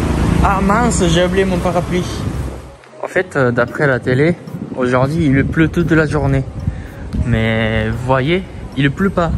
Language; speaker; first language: French; non-native, fluent; Japanese